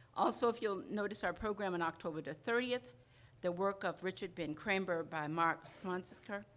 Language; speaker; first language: English; non-native, fluent; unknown